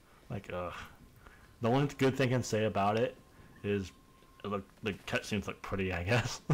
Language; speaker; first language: English; native; English